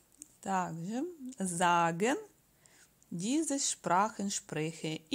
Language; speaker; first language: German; non-native, fluent; Russian